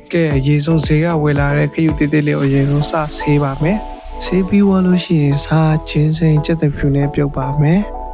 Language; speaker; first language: Burmese; native; Burmese